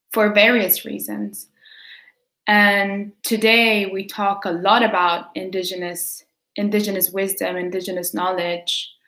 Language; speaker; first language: English; early bilingual, other home language; Quechua